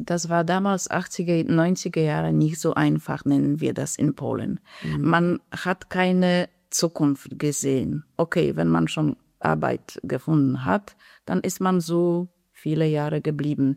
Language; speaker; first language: German; non-native, fluent; Polish